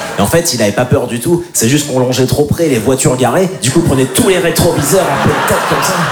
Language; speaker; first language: French; native; French